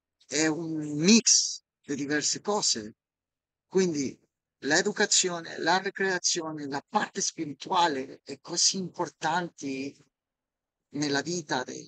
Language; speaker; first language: Italian; non-native, fluent; Spanish